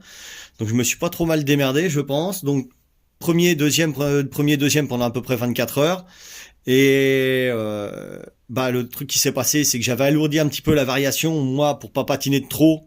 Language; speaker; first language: French; native; French